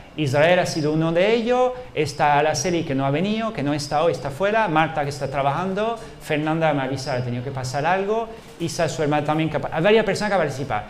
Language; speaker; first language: Spanish; non-native, fluent; French